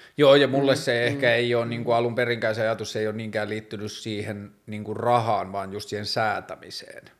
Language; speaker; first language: Finnish; native; Finnish